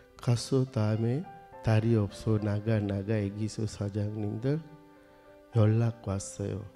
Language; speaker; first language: Korean; non-native, learner; Sinhala